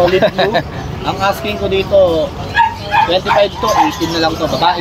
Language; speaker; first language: Filipino; native; Filipino